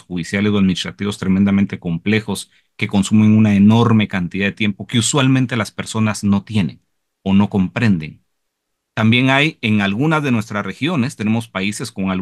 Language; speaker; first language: Spanish; native; Spanish